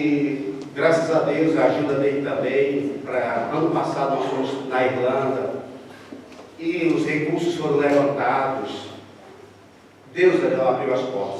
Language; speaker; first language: Portuguese; native; Portuguese